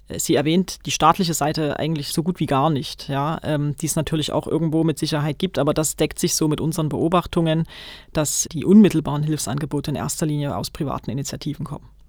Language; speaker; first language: German; native; German